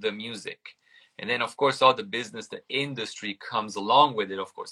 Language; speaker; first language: English; non-native, fluent; Italian